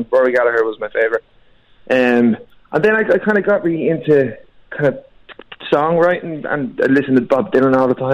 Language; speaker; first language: English; native; English